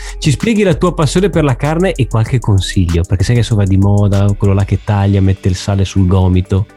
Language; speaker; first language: Italian; native; Italian